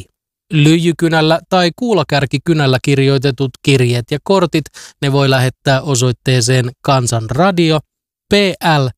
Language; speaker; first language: Finnish; native; Finnish